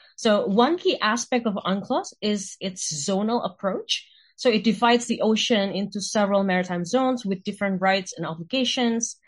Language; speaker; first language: English; non-native, fluent; Indonesian